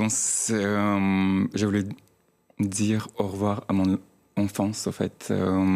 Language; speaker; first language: French; non-native, fluent; Chechen